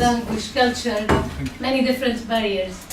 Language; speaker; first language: English; non-native, learner; Arabic